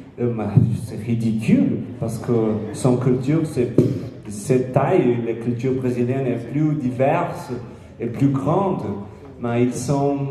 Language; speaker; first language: French; non-native, learner; Portuguese